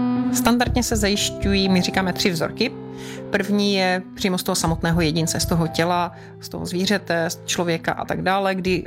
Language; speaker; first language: Czech; native; Czech